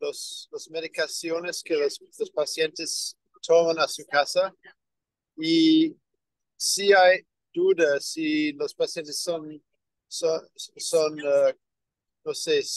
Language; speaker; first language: Spanish; non-native, learner; English